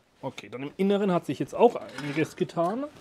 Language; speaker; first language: German; native; German